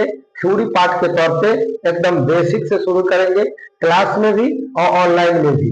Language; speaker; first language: Hindi; non-native, local second language; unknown